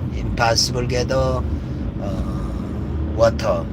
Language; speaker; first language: English; non-native, learner; Korean